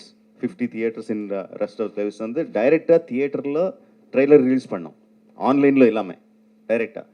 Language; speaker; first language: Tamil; non-native, local second language; Telugu